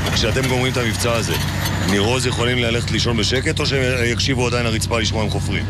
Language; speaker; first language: Hebrew; native; Hebrew